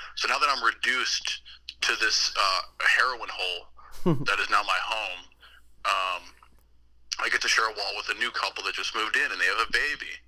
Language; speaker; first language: English; native; English